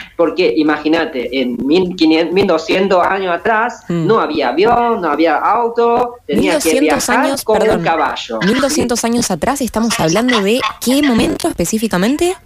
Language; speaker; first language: Spanish; early bilingual, other home language; Chinese